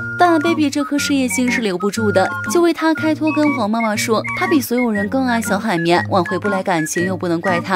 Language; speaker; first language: Chinese; native; Chinese